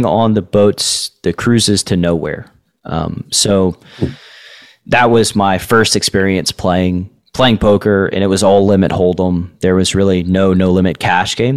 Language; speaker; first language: English; native; English